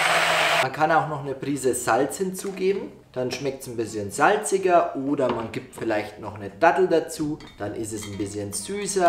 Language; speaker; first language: German; native; German